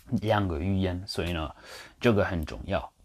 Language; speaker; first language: Chinese; non-native, learner; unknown